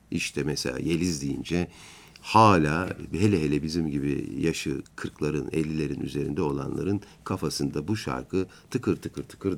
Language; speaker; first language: Turkish; native; Turkish